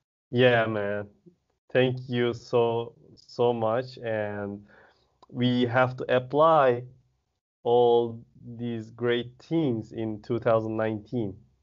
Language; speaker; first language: English; non-native, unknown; Turkish